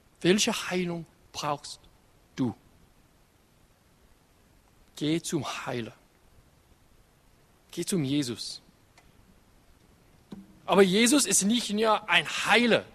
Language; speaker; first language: German; non-native, learner; English